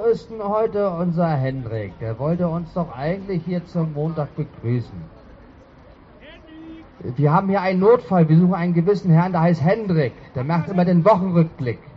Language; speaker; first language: German; native; German